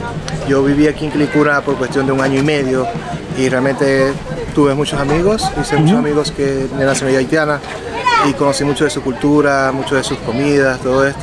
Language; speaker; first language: Spanish; native; Spanish